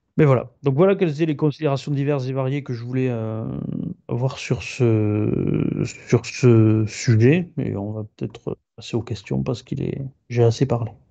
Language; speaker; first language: French; native; French